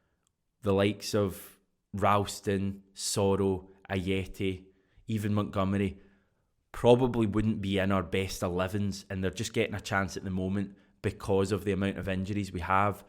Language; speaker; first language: English; native; English